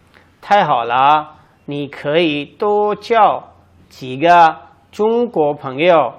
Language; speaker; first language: Chinese; non-native, learner; Urdu